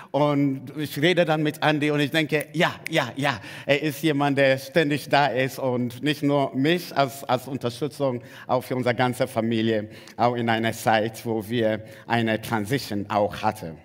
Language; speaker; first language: German; non-native, fluent; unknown